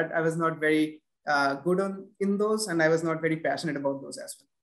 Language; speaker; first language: English; non-native, local second language; Bangla